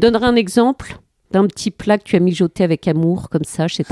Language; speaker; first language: French; native; French